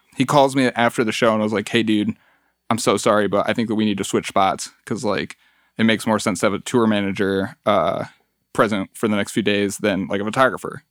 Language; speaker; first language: English; early bilingual, other home language; Spanish